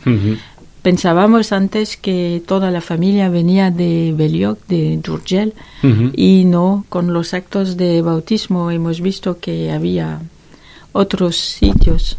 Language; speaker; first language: Spanish; non-native, learner; French